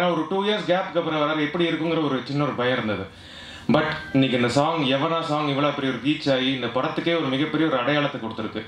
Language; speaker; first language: Tamil; native; Tamil